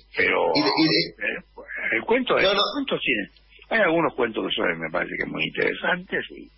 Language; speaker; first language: Spanish; native; Spanish